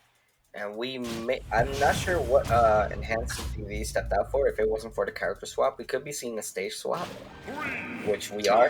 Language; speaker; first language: English; native; English